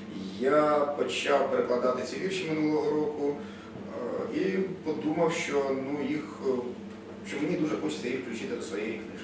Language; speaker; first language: Ukrainian; native; Ukrainian